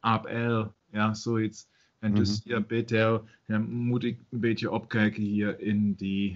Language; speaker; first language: Dutch; non-native, learner; German